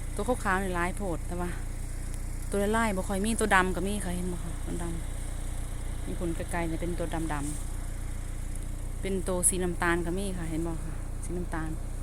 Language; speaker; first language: Thai; native; Thai